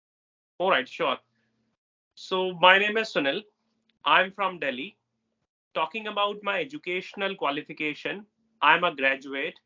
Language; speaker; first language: English; non-native, local second language; Hindi